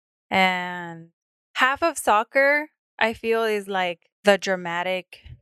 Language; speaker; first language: English; early bilingual, other home language; Spanish